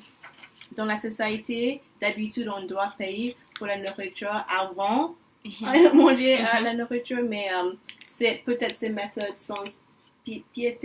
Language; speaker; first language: French; non-native, learner; English